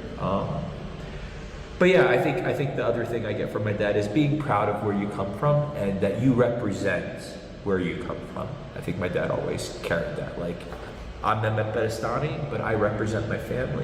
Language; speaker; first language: English; native; English